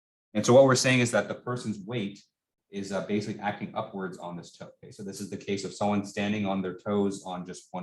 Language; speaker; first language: English; native; English